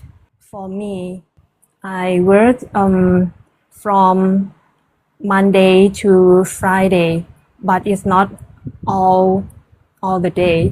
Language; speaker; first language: English; non-native, learner; Thai